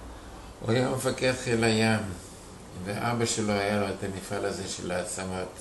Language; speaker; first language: Hebrew; non-native, fluent; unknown